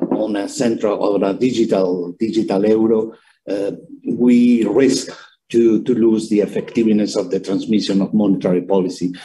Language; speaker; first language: English; non-native, fluent; Spanish